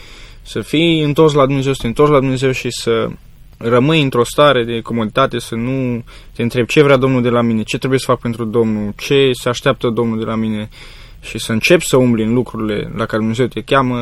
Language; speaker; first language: Romanian; native; Romanian